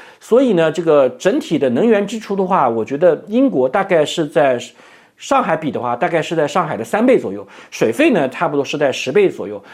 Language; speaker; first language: Chinese; native; Chinese